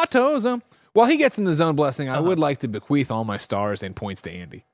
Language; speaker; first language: English; native; English